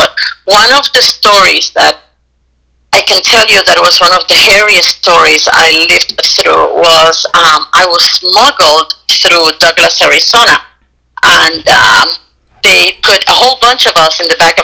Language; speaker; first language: English; non-native, fluent; Spanish